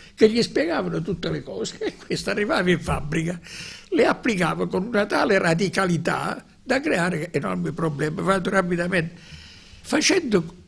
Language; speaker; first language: Italian; native; Italian